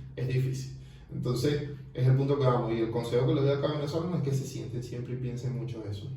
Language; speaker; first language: Spanish; native; Spanish